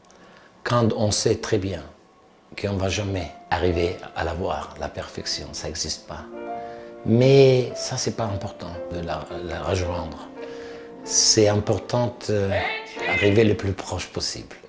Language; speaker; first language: French; non-native, fluent; Italian